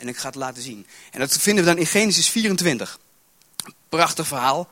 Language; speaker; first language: Dutch; native; Dutch